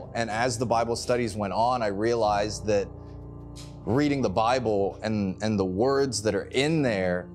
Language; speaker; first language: English; native; English